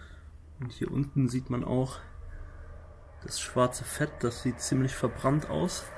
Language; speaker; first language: German; native; German